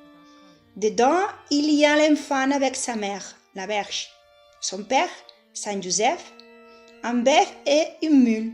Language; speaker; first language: French; non-native, learner; Catalan